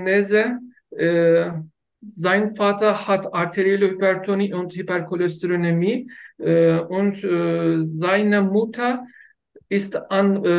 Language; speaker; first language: German; non-native, learner; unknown